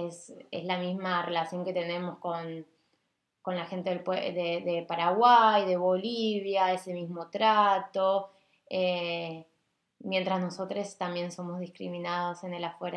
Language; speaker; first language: Spanish; native; Spanish